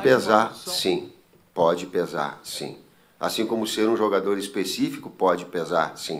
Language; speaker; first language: Portuguese; native; Portuguese